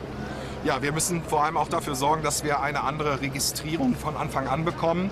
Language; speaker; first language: German; native; German